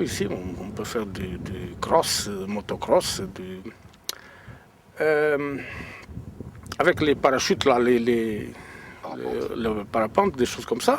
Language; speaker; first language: French; non-native, fluent; Portuguese